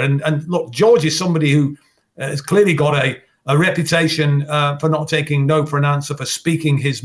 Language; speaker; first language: English; native; English